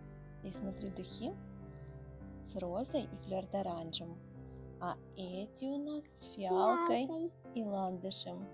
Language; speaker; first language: Russian; native; Russian